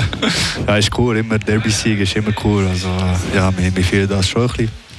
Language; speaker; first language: German; non-native, fluent; French